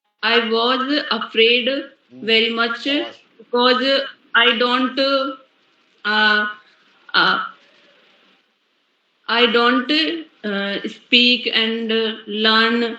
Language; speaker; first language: English; non-native, learner; Hindi